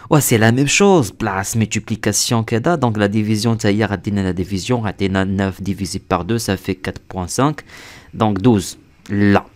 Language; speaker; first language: French; non-native, local second language; Arabic